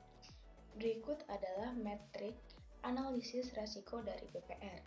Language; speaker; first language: Indonesian; native; Indonesian